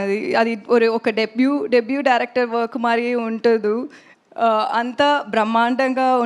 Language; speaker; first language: Telugu; non-native, learner; Tamil